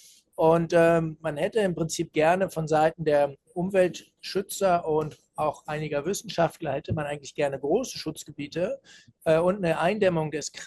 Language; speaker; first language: German; native; German